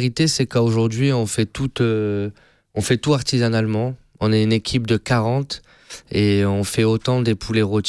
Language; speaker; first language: French; native; French